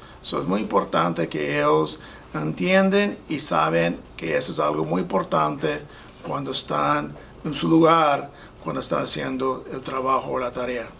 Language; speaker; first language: Spanish; non-native, fluent; English